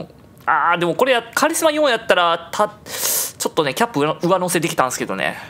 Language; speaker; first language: Japanese; native; Japanese